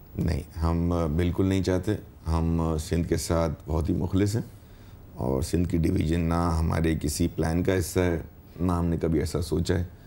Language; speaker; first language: Urdu; native; Urdu